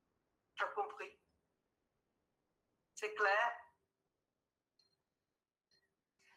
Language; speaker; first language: French; non-native, fluent; Portuguese